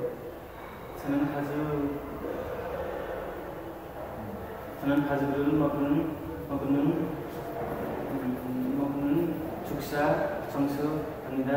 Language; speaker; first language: Korean; non-native, learner; Nepali